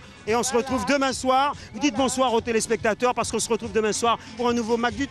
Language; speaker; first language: French; native; French